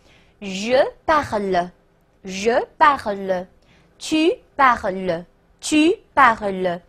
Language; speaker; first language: French; non-native, fluent; Chinese